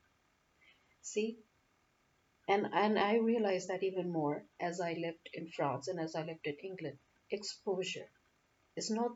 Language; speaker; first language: English; non-native, local second language; Urdu